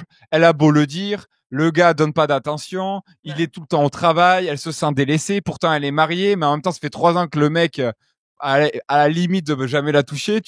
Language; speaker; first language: French; native; French